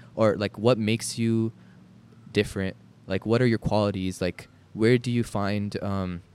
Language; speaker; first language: English; native; English